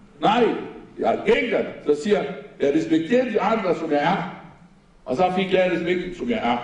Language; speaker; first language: Danish; non-native, fluent; Arabic